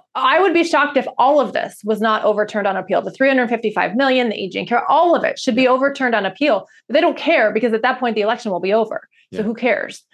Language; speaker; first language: English; native; English